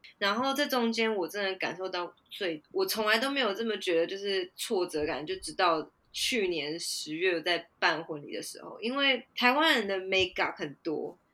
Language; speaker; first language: Chinese; native; Chinese